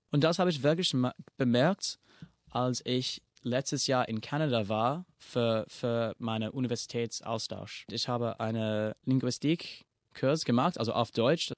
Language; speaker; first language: German; non-native, fluent; English